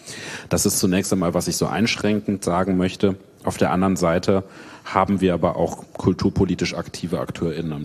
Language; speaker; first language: German; native; German